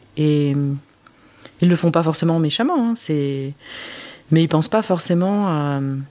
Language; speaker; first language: French; native; French